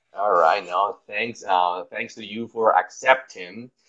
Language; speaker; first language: English; non-native, fluent; Spanish